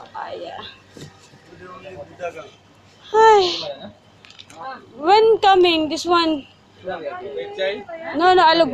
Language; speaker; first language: English; non-native, local second language; Filipino